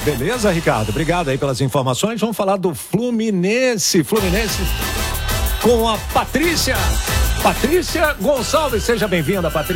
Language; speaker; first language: Portuguese; native; Portuguese